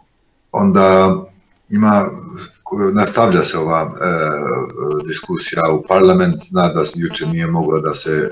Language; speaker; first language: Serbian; non-native, local second language; Albanian